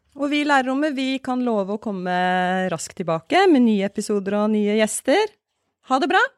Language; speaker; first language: Norwegian; native; Norwegian